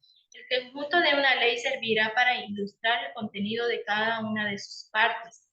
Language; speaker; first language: Spanish; native; Spanish